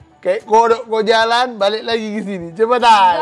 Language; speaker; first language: Indonesian; native; Indonesian